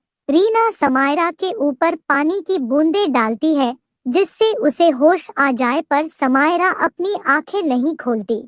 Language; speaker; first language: Hindi; native; Hindi